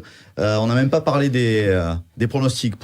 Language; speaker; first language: French; native; French